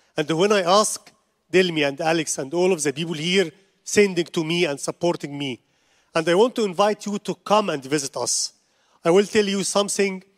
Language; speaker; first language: English; non-native, learner; Arabic